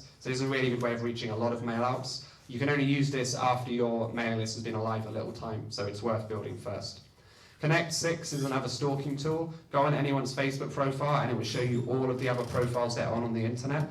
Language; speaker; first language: English; native; English